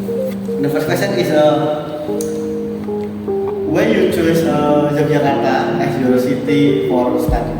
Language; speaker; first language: English; non-native, learner; Indonesian